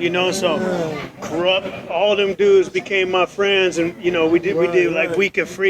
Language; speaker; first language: English; native; English